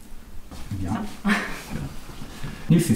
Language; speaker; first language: French; native; French